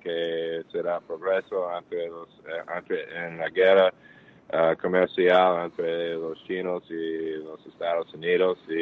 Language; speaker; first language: Portuguese; non-native, fluent; English